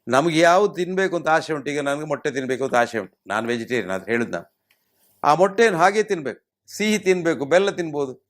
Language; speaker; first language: Kannada; native; Kannada